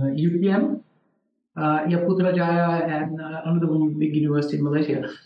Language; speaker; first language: English; non-native, local second language; Urdu